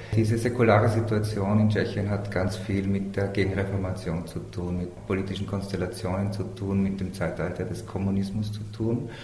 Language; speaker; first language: German; native; German